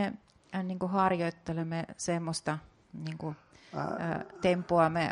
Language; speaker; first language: Finnish; non-native, fluent; Russian